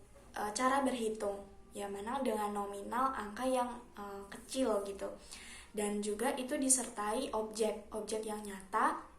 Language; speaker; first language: Indonesian; native; Indonesian